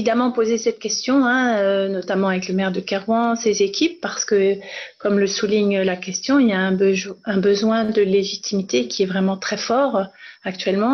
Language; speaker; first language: French; native; French